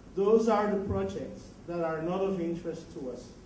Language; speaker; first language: English; non-native, fluent; Dutch